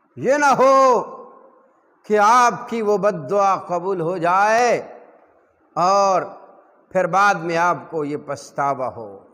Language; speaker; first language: Urdu; non-native, local second language; Punjabi